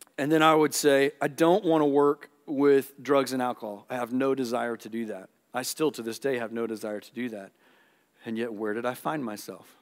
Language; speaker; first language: English; native; English